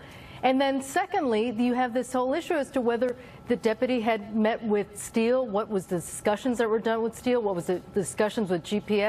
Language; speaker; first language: English; native; English